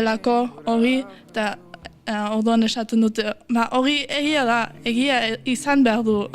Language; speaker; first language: Basque; non-native, fluent; German